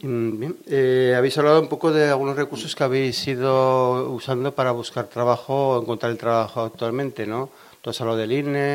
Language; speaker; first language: Spanish; native; Spanish